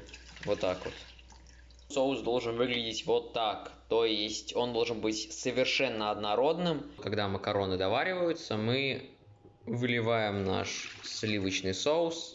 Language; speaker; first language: Russian; native; Russian